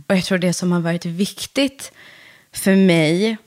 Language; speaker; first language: Swedish; early bilingual, other home language; Persian